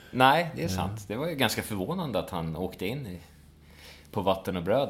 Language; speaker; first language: Swedish; native; Swedish